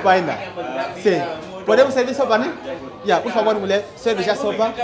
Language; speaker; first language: Portuguese; non-native, fluent; Vietnamese